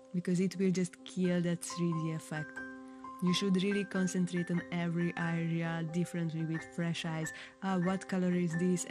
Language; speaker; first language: English; non-native, fluent; Hungarian